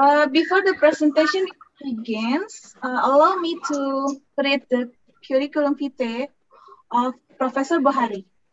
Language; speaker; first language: English; non-native, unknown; Sundanese